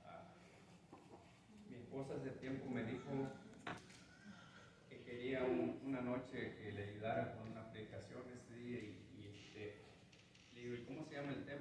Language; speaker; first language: Spanish; native; Spanish